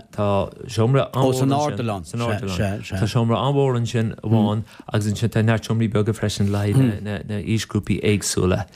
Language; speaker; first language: Irish; native; Irish